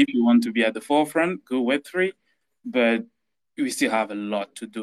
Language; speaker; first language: English; non-native, local second language; French